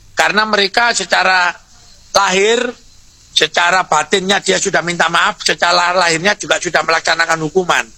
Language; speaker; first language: Indonesian; non-native, local second language; Javanese